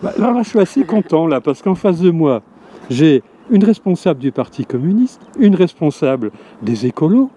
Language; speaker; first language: French; native; French